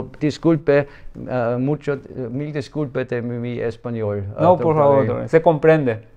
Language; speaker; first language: Spanish; non-native, learner; German